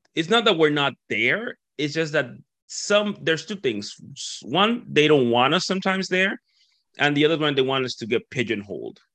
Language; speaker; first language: English; non-native, fluent; Spanish